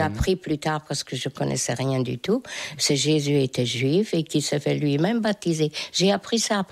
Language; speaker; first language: French; non-native, fluent; Hungarian